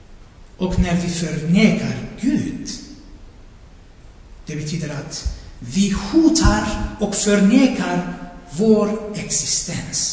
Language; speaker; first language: Swedish; non-native, fluent; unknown